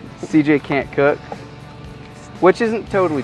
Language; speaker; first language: English; native; English